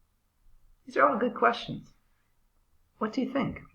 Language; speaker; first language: English; native; English